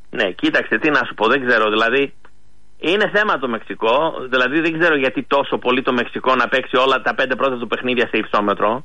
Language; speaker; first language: Greek; early bilingual, heritage; Greek